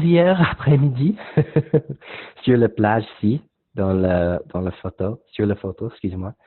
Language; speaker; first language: French; non-native, learner; English